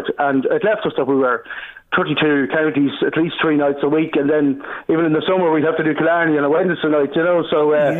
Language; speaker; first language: English; native; English